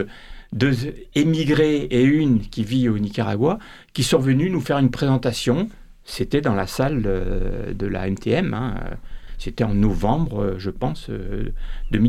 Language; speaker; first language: French; native; French